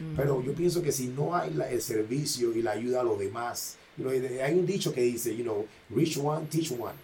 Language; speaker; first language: English; non-native, fluent; Spanish